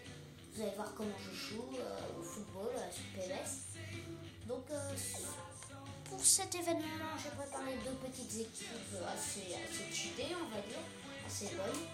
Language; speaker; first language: French; native; French